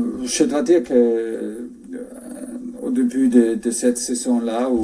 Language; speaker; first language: French; non-native, fluent; German